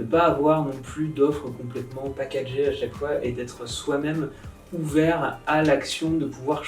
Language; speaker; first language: French; native; French